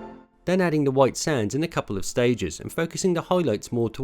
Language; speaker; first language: English; native; English